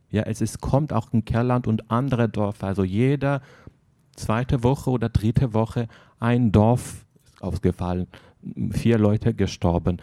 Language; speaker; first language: German; non-native, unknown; Armenian